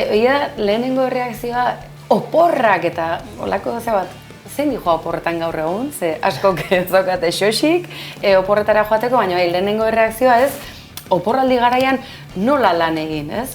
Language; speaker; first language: Basque; native; Basque